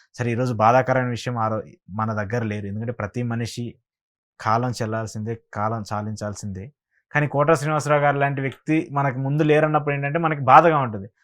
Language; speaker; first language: Telugu; native; Telugu